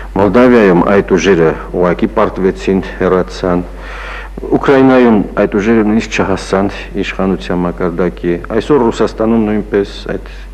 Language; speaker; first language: Armenian; native; Armenian